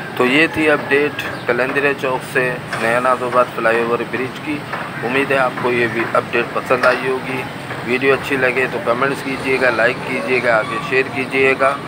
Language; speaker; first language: Urdu; native; Urdu